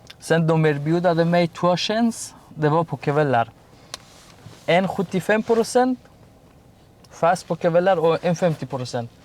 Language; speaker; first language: Swedish; non-native, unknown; Persian